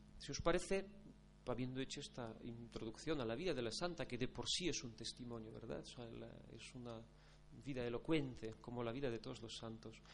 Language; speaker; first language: Spanish; non-native, fluent; Polish